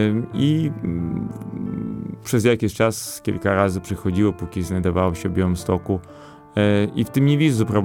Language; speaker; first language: Polish; non-native, fluent; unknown